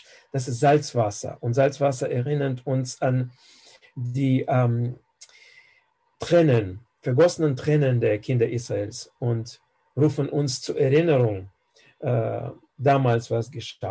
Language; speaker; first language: German; non-native, fluent; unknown